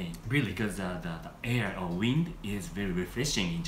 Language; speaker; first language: English; non-native, learner; Japanese